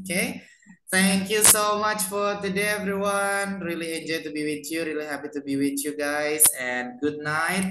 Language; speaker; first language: English; non-native, fluent; Indonesian